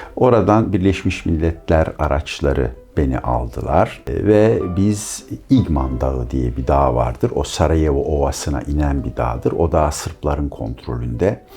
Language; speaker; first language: Turkish; native; Turkish